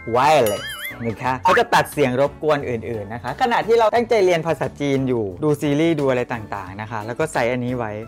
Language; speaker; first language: Thai; non-native, local second language; Northeastern Thai